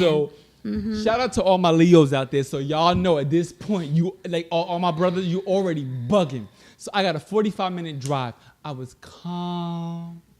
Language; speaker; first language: English; native; English